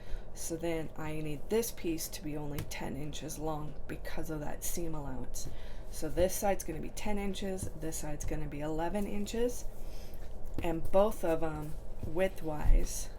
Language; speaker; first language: English; native; English